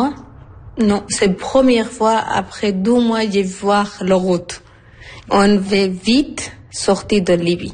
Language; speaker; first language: French; non-native, learner; Arabic